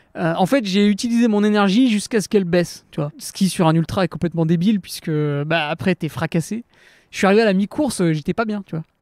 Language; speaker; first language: French; native; French